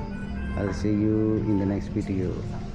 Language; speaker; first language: English; non-native, learner; Indonesian